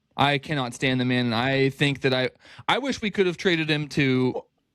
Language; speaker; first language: English; native; English